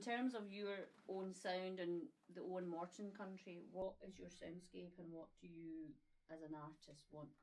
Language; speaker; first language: English; native; English